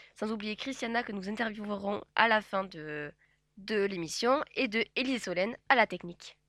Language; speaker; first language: French; native; French